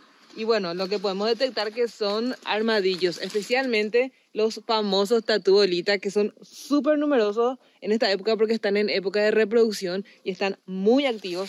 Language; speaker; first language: Spanish; native; Spanish